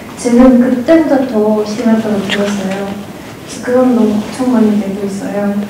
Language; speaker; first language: Korean; non-native, fluent; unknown